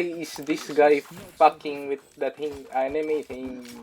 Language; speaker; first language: English; non-native, local second language; Filipino